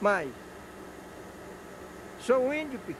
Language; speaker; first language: Portuguese; non-native, local second language; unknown